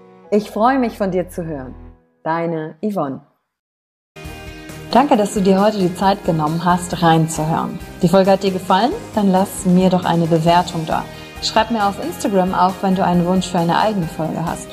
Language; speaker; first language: German; native; German